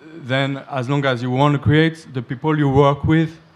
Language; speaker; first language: English; non-native, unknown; French